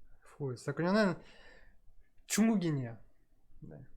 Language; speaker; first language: Korean; non-native, learner; Russian